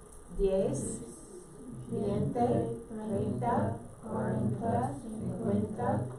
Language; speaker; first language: Spanish; non-native, fluent; English